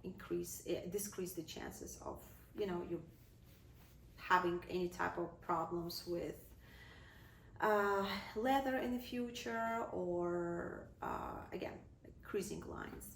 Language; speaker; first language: English; non-native, fluent; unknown